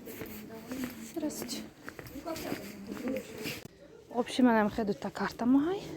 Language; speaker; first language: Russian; non-native, fluent; Tajik